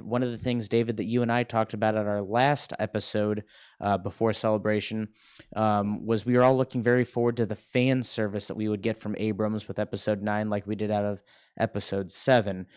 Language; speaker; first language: English; native; English